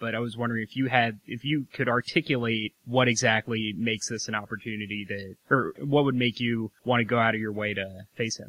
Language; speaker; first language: English; native; English